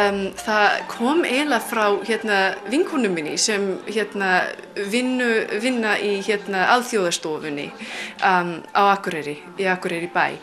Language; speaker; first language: Icelandic; non-native, fluent; Chinese